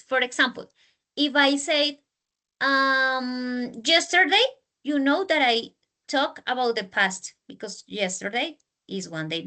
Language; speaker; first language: English; non-native, learner; Spanish